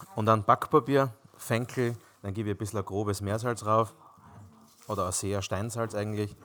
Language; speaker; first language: German; native; German